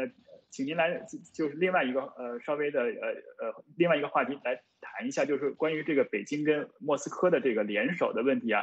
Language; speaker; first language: Chinese; native; Chinese